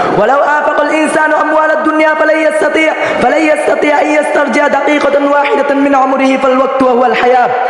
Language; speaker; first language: Arabic; non-native, learner; Bangla